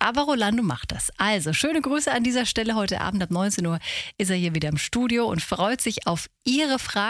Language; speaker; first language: German; native; German